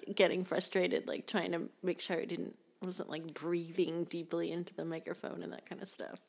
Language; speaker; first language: English; native; English